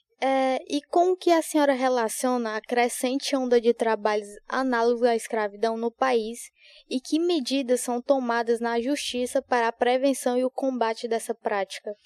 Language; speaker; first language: Portuguese; native; Portuguese